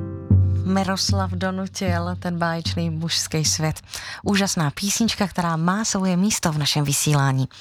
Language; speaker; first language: Czech; native; Czech